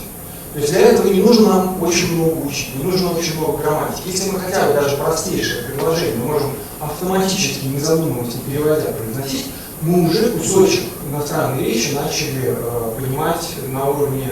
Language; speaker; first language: Russian; native; Russian